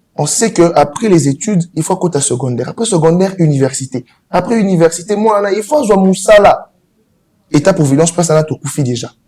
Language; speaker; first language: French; non-native, local second language; Lingala